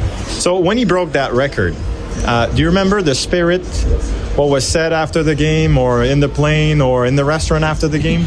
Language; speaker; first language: English; non-native, fluent; French